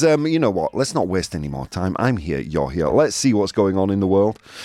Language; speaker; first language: English; native; English